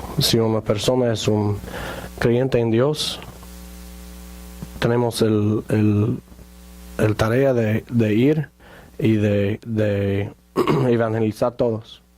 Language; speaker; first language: Spanish; non-native, fluent; English